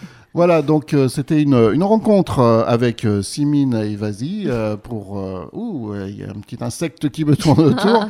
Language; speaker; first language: French; native; French